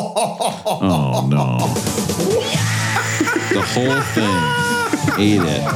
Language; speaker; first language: English; native; English